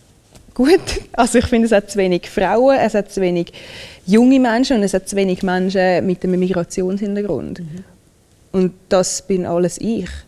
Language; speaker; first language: German; early bilingual, other home language; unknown